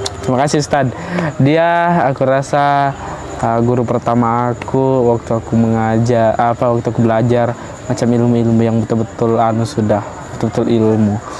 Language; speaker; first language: Malay; early bilingual, other home language; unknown